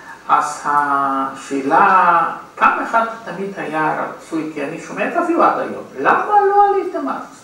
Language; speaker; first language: Hebrew; non-native, fluent; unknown